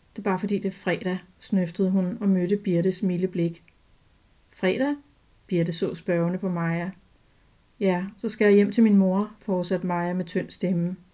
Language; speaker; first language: Danish; native; Danish